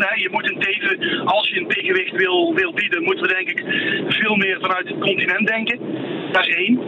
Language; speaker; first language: Dutch; native; Dutch